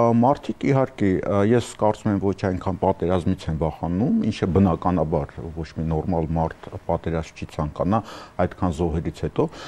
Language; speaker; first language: Armenian; native; Armenian